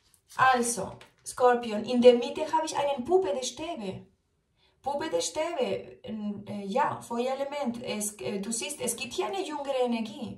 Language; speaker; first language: German; non-native, fluent; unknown